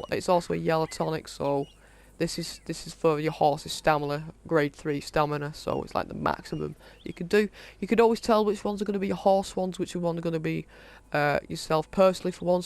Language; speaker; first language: English; native; English